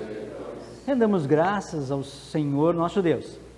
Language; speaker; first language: Portuguese; native; Portuguese